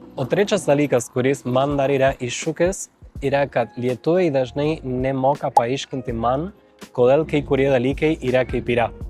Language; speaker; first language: Lithuanian; non-native, fluent; Spanish